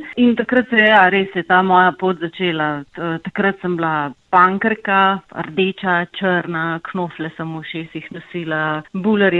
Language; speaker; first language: Slovenian; native; Slovenian